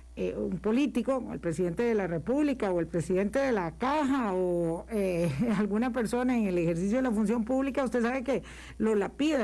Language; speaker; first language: Spanish; native; Spanish